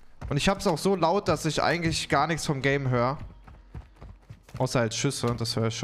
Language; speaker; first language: German; native; German